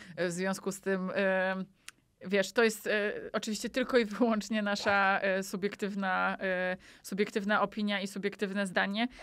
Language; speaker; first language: Polish; native; Polish